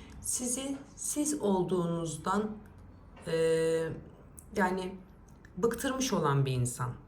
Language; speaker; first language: Turkish; native; Turkish